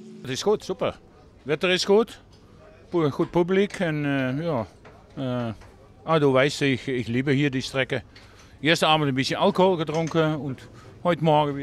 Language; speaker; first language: German; non-native, learner; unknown